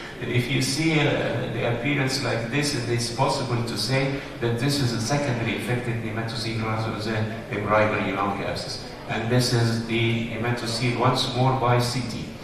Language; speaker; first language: English; non-native, fluent; Arabic